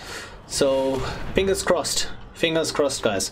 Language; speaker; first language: English; non-native, fluent; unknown